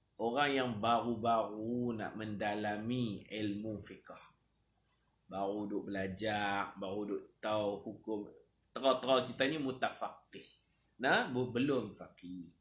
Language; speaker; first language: Malay; native; Malay